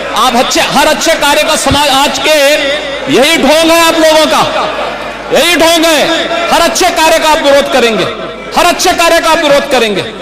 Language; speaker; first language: Hindi; native; Hindi